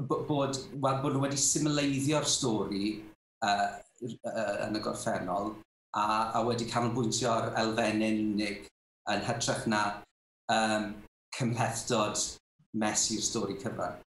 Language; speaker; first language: Welsh; native; Welsh